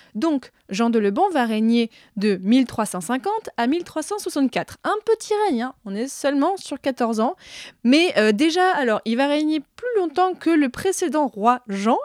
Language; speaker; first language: French; native; French